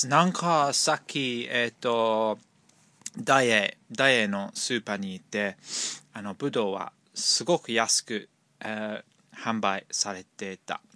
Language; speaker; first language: Japanese; non-native, fluent; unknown